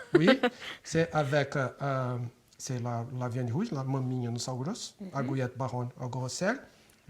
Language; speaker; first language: French; non-native, fluent; Portuguese